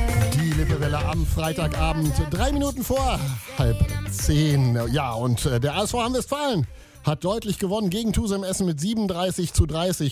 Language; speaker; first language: German; native; German